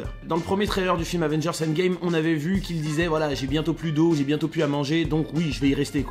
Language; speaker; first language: French; native; French